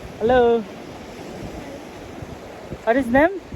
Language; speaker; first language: English; non-native, learner; Bangla